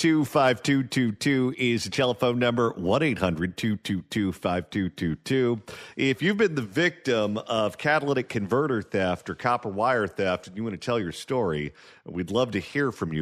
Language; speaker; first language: English; native; English